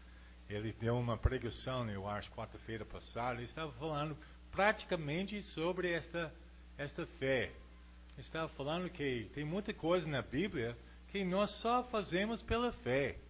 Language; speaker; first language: Portuguese; non-native, fluent; English